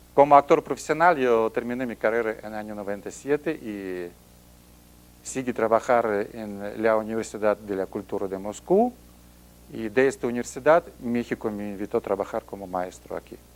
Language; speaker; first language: Spanish; non-native, learner; Russian